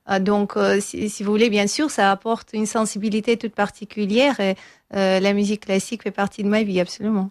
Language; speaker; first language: French; non-native, fluent; Armenian